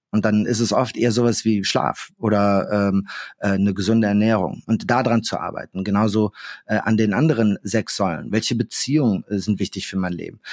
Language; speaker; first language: German; early bilingual, other home language; Arabic